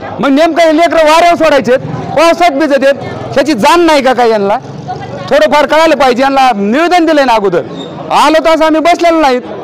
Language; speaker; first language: Marathi; native; Marathi